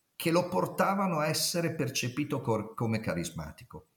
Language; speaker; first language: Italian; native; Italian